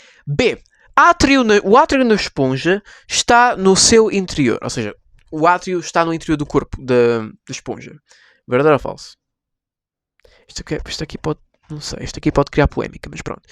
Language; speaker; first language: Portuguese; native; Portuguese